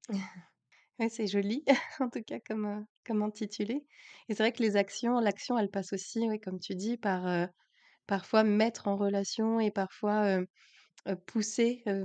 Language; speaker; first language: French; native; French